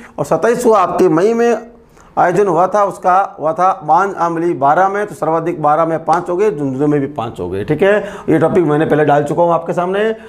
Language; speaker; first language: Hindi; native; Hindi